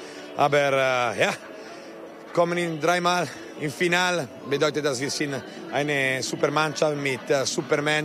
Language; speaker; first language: German; non-native, local second language; Italian